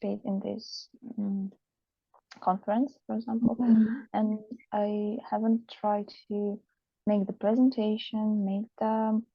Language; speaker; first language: English; non-native, learner; Russian